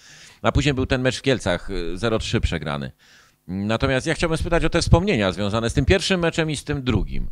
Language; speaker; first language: Polish; native; Polish